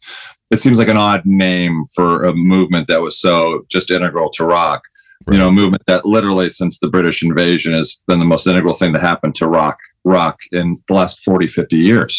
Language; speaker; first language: English; native; English